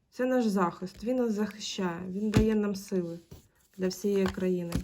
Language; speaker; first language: Ukrainian; native; Ukrainian